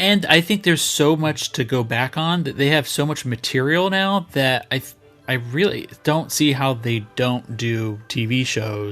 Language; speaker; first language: English; native; English